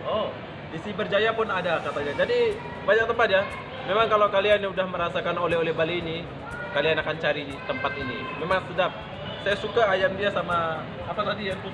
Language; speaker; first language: Indonesian; non-native, local second language; Sasak